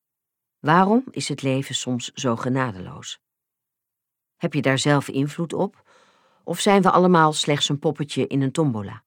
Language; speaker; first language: Dutch; native; Dutch